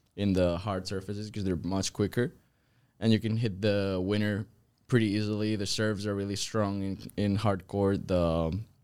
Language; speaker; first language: English; non-native, fluent; Spanish